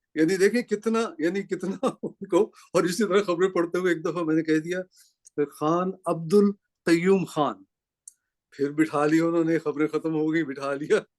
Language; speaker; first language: Urdu; non-native, local second language; Punjabi